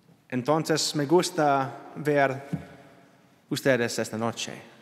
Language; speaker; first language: Spanish; non-native, learner; English